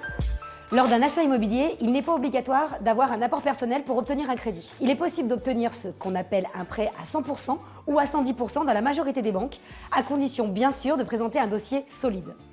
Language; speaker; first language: French; native; French